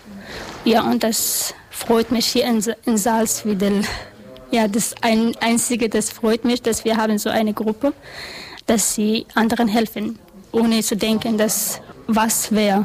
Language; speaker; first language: German; non-native, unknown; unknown